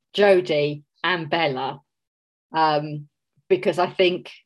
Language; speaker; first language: English; native; English